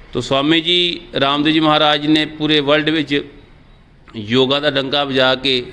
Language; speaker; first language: Hindi; non-native, local second language; Punjabi